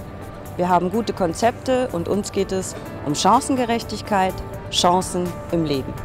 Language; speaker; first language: German; native; German